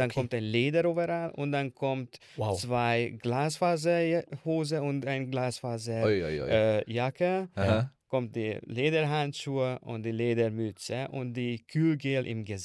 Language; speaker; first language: German; non-native, learner; Hungarian